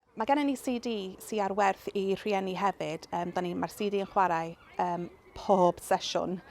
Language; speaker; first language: Welsh; non-native, local second language; English